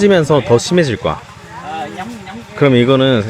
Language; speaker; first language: Korean; native; Korean